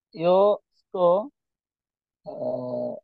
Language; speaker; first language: Italian; non-native, learner; Bangla